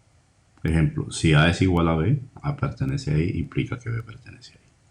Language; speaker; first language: Spanish; native; Spanish